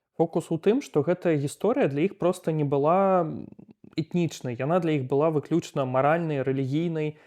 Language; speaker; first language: Belarusian; native; Belarusian